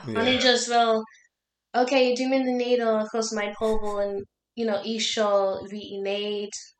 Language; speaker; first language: Welsh; non-native, learner; English